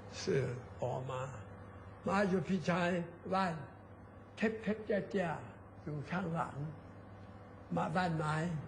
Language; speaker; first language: Thai; non-native, learner; Chinese